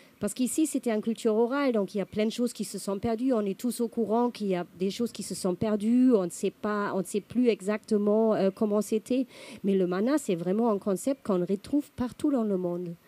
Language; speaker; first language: French; non-native, fluent; German